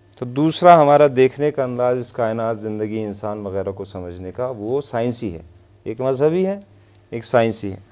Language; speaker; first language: Urdu; non-native, local second language; Persian